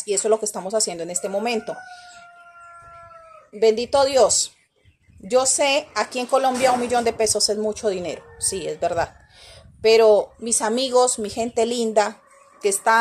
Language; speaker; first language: Spanish; native; Spanish